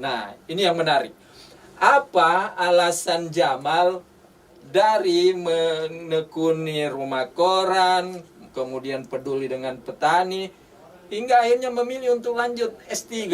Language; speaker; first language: Indonesian; native; Indonesian